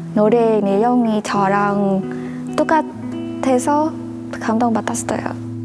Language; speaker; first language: Korean; non-native, learner; Vietnamese